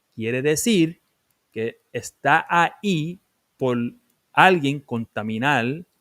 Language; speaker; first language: Spanish; early bilingual, other home language; English